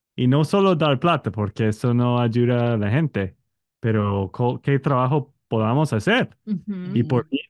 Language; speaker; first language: Spanish; non-native, fluent; English